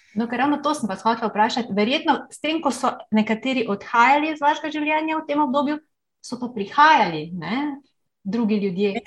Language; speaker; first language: Slovenian; native; Slovenian